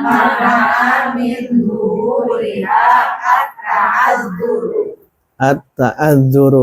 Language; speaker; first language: Arabic; non-native, fluent; Indonesian